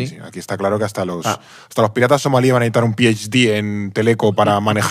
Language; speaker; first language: Spanish; native; Spanish